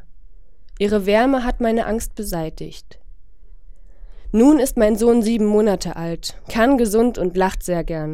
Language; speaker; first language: German; non-native, fluent; Chinese